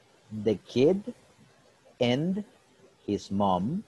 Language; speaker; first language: English; non-native, fluent; Spanish